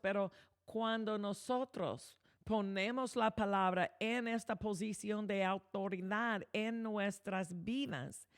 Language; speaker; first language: Spanish; non-native, fluent; English